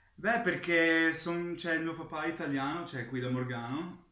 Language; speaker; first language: Italian; early bilingual, heritage; English